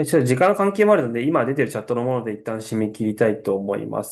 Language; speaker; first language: Japanese; native; Japanese